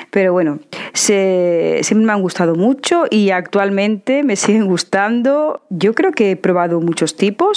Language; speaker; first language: Spanish; native; Spanish